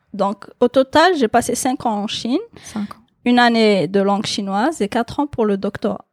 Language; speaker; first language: French; non-native, local second language; Kabyle